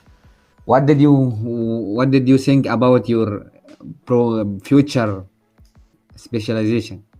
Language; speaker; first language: English; non-native, learner; Arabic